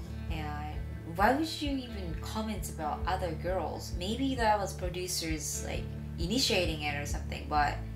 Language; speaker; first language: English; non-native, fluent; Japanese